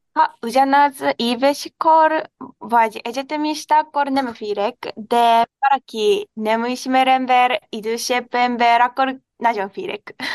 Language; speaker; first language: Hungarian; non-native, learner; Japanese